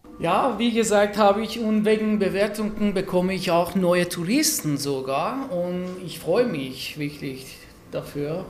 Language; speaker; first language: German; non-native, fluent; Persian